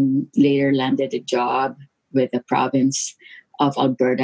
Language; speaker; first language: English; non-native, local second language; Filipino